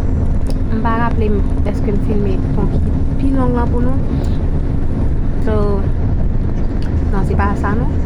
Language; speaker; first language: French; non-native, local second language; Haitian Creole